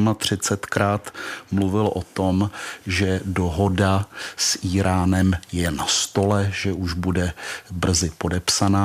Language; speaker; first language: Czech; native; Czech